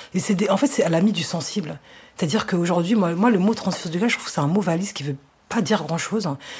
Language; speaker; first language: French; native; French